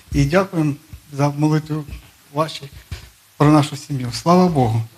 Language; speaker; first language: Ukrainian; non-native, local second language; Russian